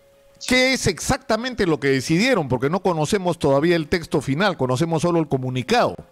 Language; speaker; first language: Spanish; native; Spanish